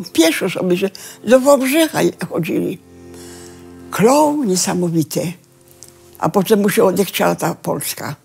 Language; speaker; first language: Polish; early bilingual, heritage; Polish